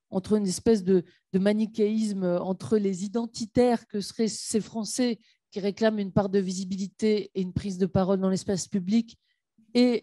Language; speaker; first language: French; native; French